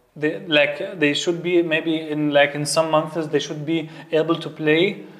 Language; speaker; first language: English; non-native, fluent; Arabic